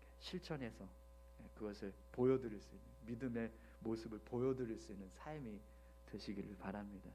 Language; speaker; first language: Korean; native; Korean